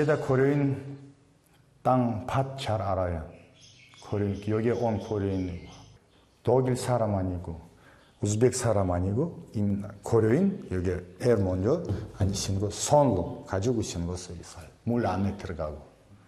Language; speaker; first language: Korean; non-native, fluent; Russian